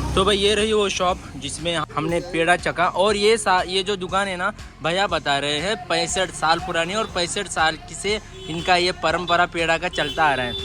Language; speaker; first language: Hindi; non-native, local second language; Kannada